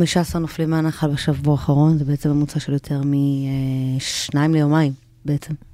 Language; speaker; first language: Hebrew; native; Hebrew